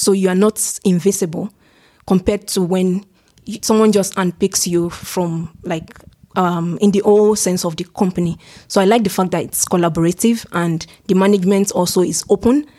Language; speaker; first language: English; non-native, local second language; Yoruba